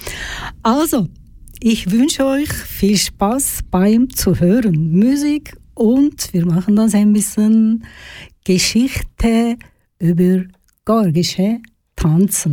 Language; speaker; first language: German; non-native, learner; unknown